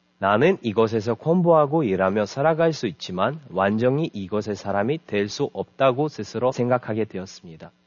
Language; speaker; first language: Korean; non-native, fluent; Russian